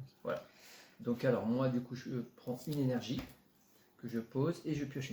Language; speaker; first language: French; native; French